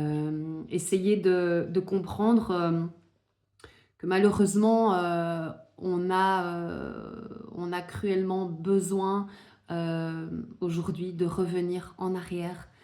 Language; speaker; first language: French; native; French